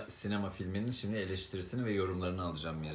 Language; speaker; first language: Turkish; native; Turkish